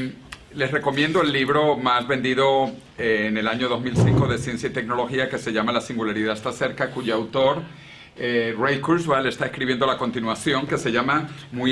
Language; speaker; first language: Spanish; native; Spanish